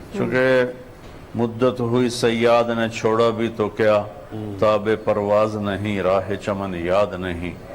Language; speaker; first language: Urdu; non-native, local second language; Punjabi